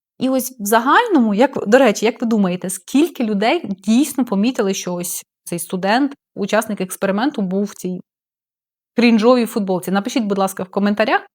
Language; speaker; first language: Ukrainian; non-native, local second language; Russian